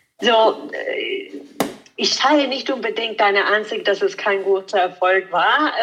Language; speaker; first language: German; non-native, fluent; Italian